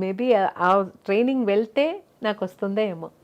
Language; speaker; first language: Telugu; non-native, local second language; Malayalam